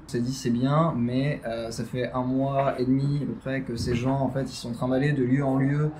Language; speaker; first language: French; native; French